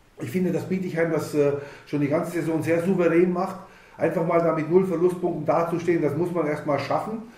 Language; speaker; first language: German; native; German